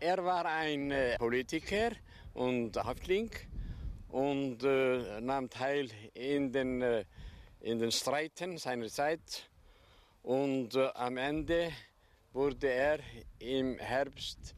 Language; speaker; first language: German; non-native, fluent; Icelandic